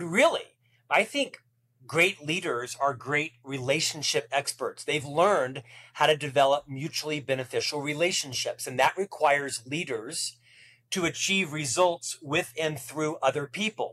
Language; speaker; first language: English; native; English